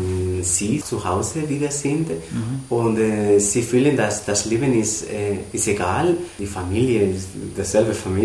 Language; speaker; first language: German; non-native, learner; Spanish